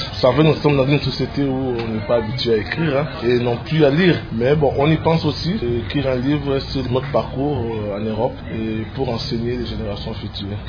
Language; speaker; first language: French; non-native, local second language; Lingala